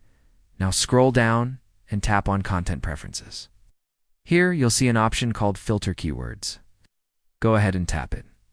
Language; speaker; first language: English; native; English